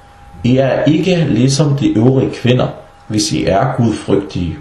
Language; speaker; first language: Danish; early bilingual, other home language; Arabic